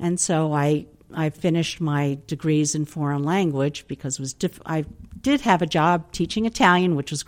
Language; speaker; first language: English; native; English